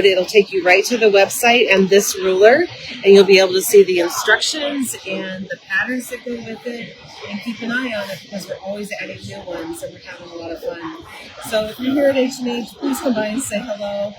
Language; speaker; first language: English; native; English